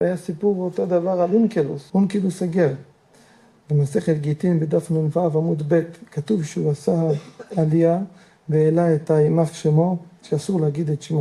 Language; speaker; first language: Hebrew; native; Hebrew